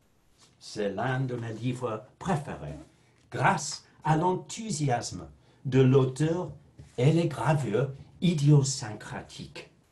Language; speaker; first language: French; non-native, fluent; English